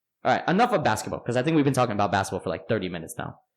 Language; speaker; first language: English; native; English